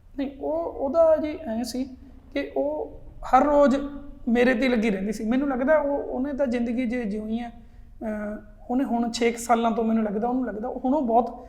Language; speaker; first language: Punjabi; native; Punjabi